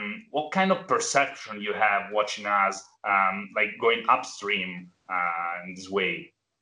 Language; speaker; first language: English; non-native, fluent; Italian